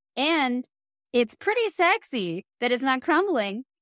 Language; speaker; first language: English; native; English